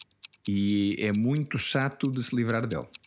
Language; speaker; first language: Portuguese; early bilingual, heritage; Portuguese